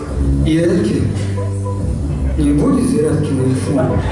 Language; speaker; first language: Russian; native; Russian